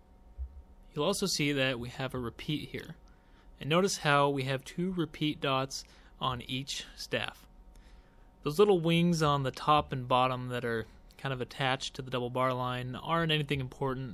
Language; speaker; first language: English; native; English